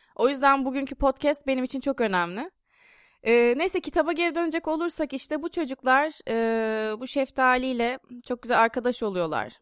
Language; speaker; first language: Turkish; native; Turkish